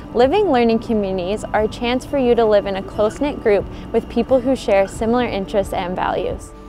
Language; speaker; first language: English; native; English